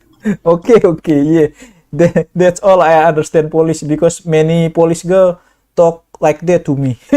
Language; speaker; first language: English; non-native, learner; Indonesian